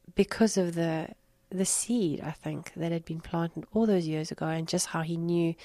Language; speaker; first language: English; native; English